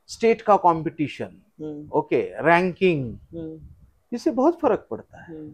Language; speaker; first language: Hindi; non-native, local second language; Marathi